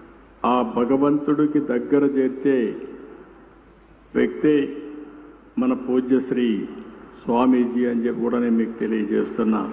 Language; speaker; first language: Telugu; native; Telugu